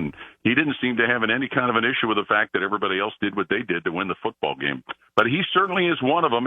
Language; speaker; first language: English; native; English